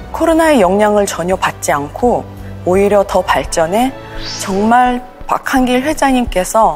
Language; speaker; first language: Korean; non-native, fluent; Russian